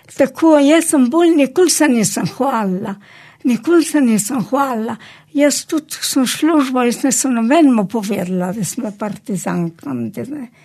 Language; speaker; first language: Slovenian; native; Slovenian